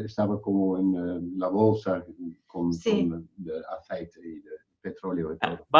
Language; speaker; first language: Spanish; non-native, fluent; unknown